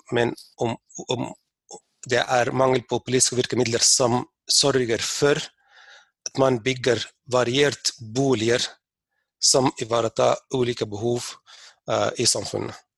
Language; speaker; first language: Norwegian; non-native, fluent; Arabic